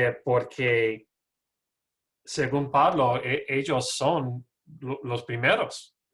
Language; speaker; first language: Spanish; non-native, learner; English